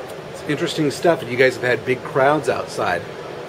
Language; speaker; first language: English; native; English